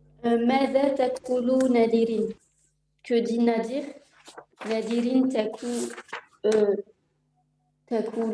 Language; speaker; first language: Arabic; non-native, learner; French